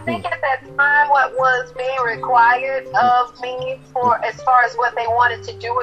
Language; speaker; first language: English; native; English